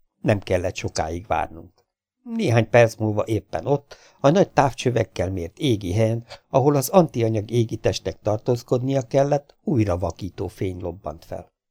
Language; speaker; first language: Hungarian; native; Hungarian